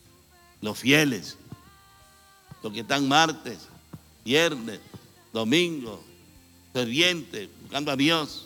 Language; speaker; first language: Spanish; native; Spanish